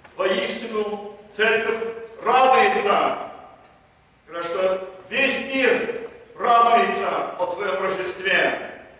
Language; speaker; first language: Russian; early bilingual, heritage; Russian